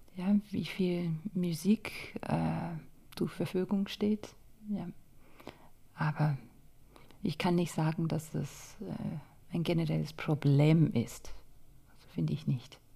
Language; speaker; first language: German; non-native, fluent; English